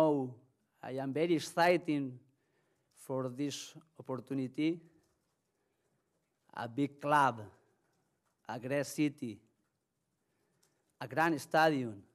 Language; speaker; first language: English; non-native, learner; Spanish